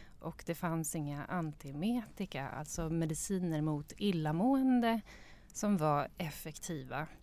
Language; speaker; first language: Swedish; native; Swedish